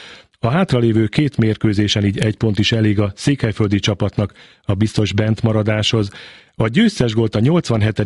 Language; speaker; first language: Hungarian; native; Hungarian